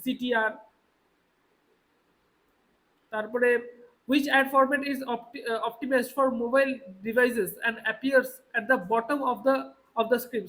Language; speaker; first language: English; non-native, local second language; Bangla